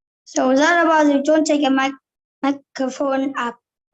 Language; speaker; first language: English; non-native, learner; Vietnamese